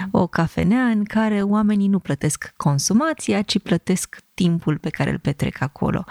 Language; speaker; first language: Romanian; native; Romanian